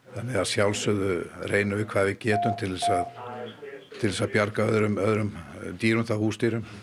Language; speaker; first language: Icelandic; native; Icelandic